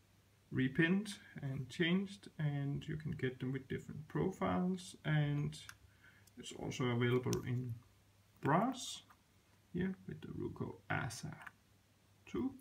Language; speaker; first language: English; non-native, fluent; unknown